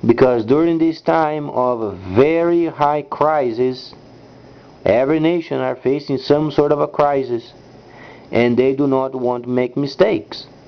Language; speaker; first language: English; non-native, fluent; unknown